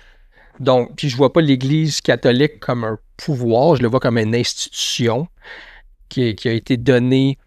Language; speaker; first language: French; native; French